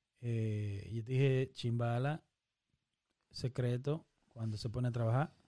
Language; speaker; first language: Spanish; early bilingual, heritage; Spanish